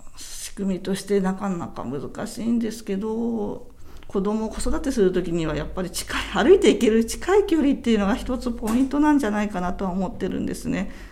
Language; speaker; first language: Japanese; native; Japanese